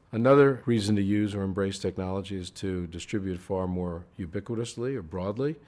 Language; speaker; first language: English; native; English